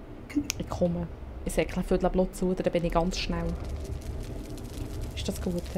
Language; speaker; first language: German; native; German